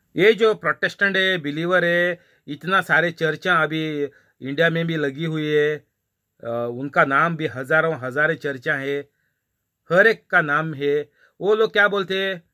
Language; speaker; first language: Hindi; non-native, local second language; Marathi